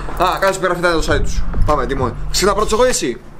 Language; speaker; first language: Greek; non-native, learner; Russian